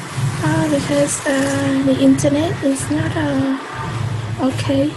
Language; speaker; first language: English; non-native, learner; Vietnamese